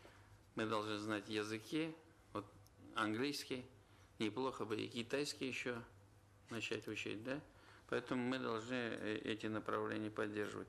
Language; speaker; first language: Russian; non-native, local second language; Tatar